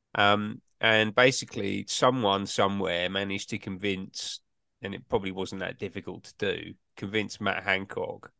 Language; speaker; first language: English; native; English